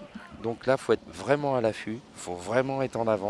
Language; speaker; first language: French; native; French